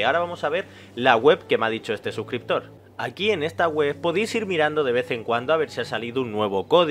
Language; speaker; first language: Spanish; native; Spanish